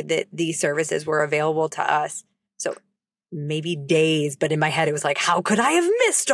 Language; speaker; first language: English; native; English